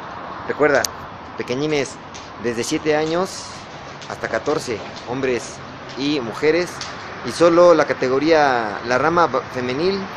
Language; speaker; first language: Spanish; native; Spanish